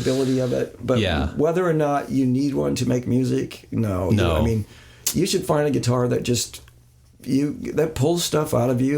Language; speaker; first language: English; native; English